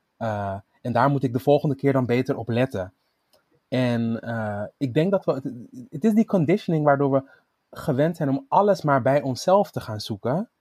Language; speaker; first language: Dutch; native; Dutch